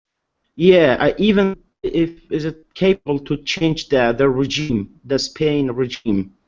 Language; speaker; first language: English; non-native, learner; Arabic